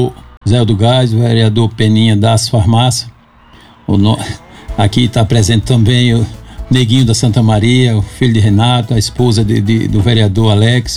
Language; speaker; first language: Portuguese; native; Portuguese